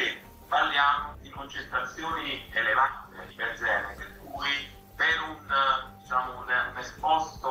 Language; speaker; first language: Italian; native; Italian